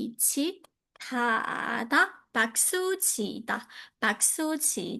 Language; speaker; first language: Korean; non-native, learner; Burmese